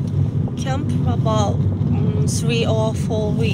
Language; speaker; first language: English; non-native, learner; Japanese